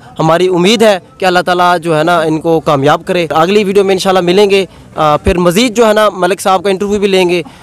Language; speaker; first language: Urdu; non-native, local second language; Saraiki